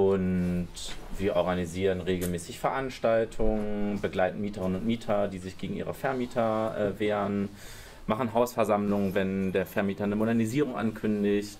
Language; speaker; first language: German; native; German